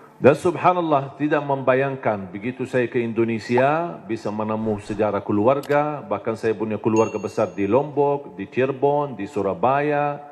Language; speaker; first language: Indonesian; non-native, fluent; Arabic